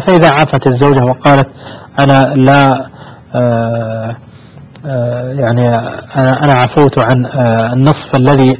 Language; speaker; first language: Arabic; native; Arabic